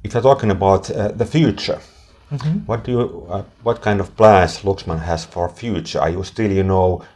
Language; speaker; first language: English; non-native, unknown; Finnish